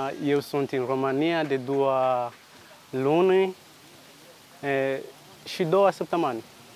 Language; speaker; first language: Romanian; non-native, learner; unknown